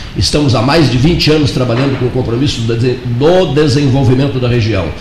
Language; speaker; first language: Portuguese; native; Portuguese